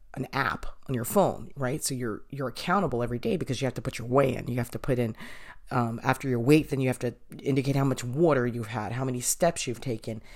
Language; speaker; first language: English; native; English